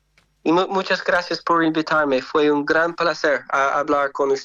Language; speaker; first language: Spanish; non-native, fluent; English